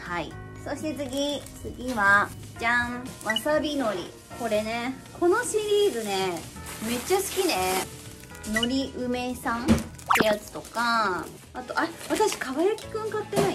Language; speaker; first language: Japanese; native; Japanese